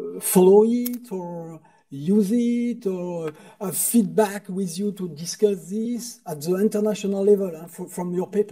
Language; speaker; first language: English; non-native, fluent; French